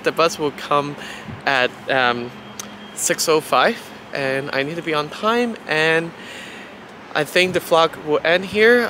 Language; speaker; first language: English; non-native, local second language; Cantonese